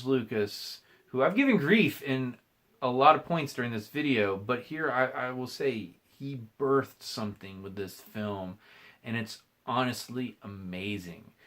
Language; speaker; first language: English; native; English